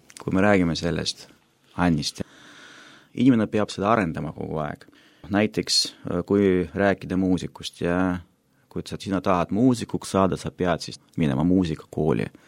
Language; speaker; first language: Estonian; non-native, local second language; Russian